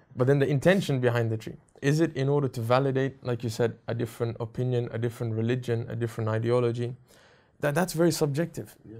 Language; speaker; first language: English; native; English